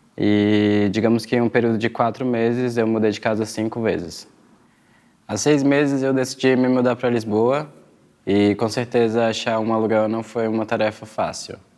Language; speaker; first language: Portuguese; native; Portuguese